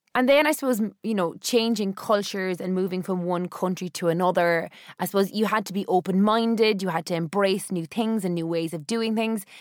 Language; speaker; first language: English; native; English